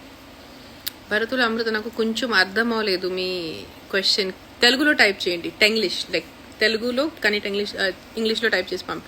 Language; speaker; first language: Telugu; non-native, local second language; Marathi